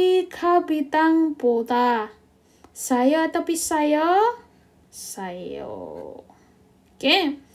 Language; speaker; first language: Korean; non-native, fluent; Indonesian